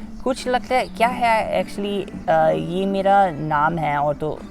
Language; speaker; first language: Hindi; non-native, fluent; English